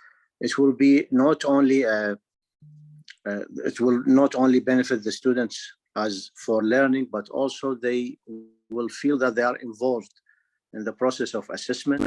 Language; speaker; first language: English; non-native, fluent; Arabic